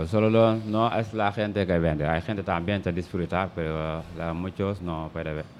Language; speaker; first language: Spanish; non-native, learner; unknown